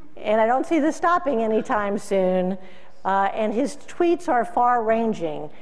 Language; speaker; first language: English; native; English